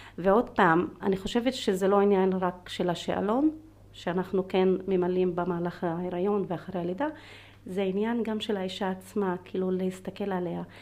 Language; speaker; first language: Hebrew; non-native, local second language; Arabic